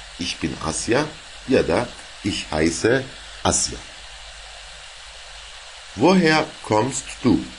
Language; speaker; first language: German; non-native, fluent; Turkish